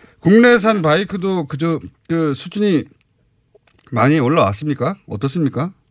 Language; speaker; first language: Korean; native; Korean